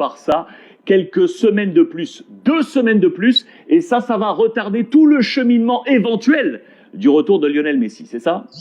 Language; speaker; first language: French; native; French